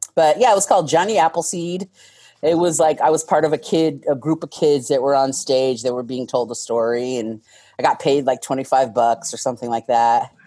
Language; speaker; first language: English; native; English